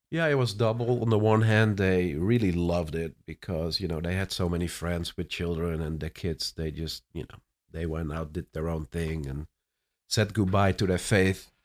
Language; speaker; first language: English; non-native, fluent; Dutch